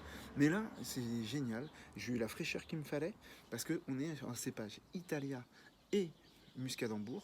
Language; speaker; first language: French; native; French